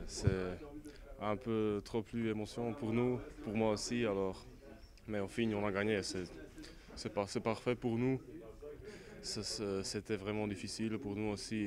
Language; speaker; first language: French; non-native, learner; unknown